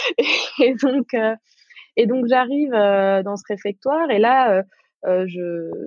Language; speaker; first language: French; non-native, local second language; Arabic